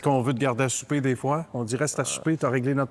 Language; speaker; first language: French; native; French